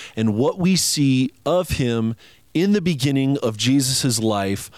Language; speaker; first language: English; native; English